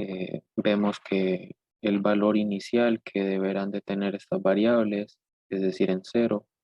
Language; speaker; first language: Spanish; native; Spanish